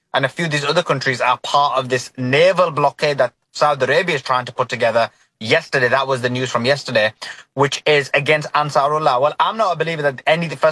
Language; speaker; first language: English; native; English